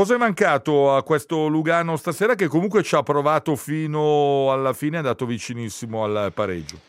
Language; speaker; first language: Italian; native; Italian